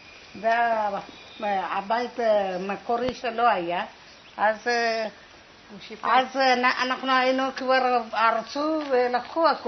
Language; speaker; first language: Hebrew; non-native, fluent; Malayalam